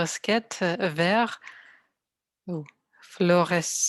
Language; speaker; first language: French; non-native, learner; Russian